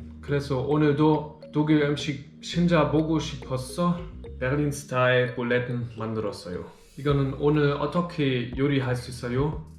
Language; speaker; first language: Korean; non-native, learner; German